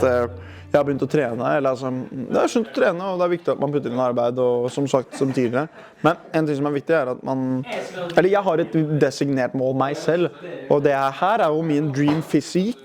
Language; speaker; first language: Norwegian; native; Norwegian